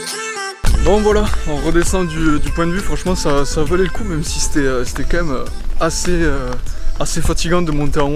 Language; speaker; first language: French; native; French